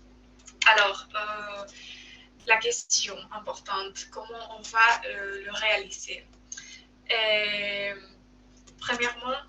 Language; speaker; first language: French; non-native, learner; Spanish